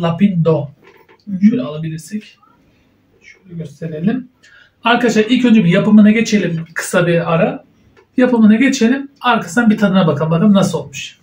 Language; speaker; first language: Turkish; native; Turkish